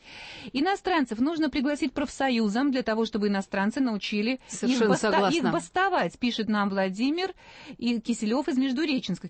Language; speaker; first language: Russian; native; Russian